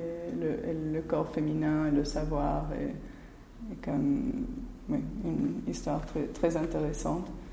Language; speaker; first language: French; non-native, fluent; Spanish